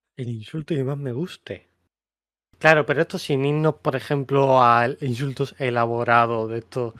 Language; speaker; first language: Spanish; native; Spanish